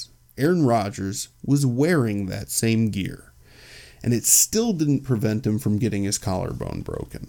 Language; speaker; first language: English; native; English